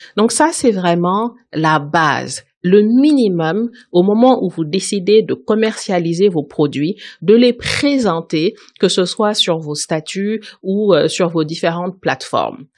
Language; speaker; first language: French; non-native, local second language; Wolof